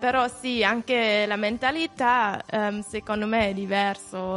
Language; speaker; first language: Italian; non-native, fluent; German